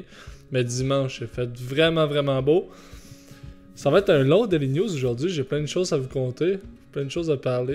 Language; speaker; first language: French; native; French